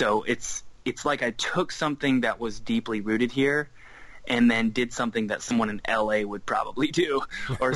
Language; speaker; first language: English; native; English